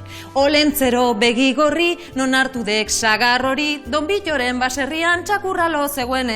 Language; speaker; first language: Basque; native; Basque